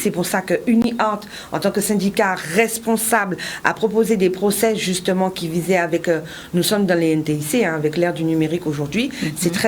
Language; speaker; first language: French; native; French